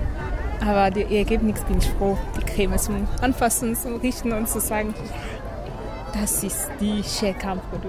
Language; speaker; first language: German; non-native, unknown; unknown